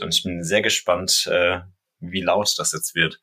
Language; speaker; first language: German; native; German